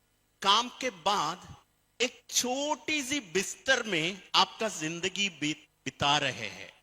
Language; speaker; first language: Hindi; non-native, fluent; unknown